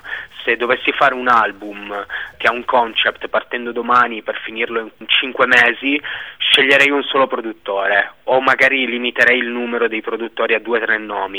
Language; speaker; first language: Italian; native; Italian